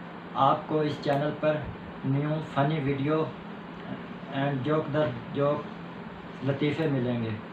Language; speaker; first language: Hindi; non-native, local second language; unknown